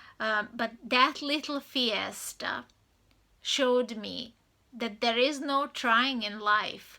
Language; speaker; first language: English; non-native, fluent; Serbian